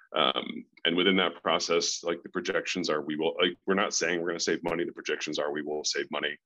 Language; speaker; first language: English; native; English